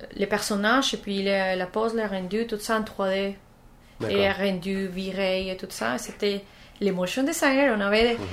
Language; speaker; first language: French; non-native, fluent; Spanish